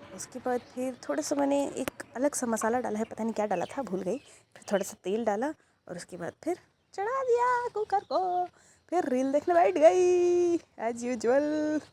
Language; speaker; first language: Hindi; native; Hindi